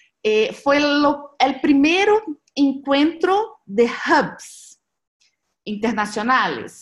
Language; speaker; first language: Spanish; non-native, learner; Portuguese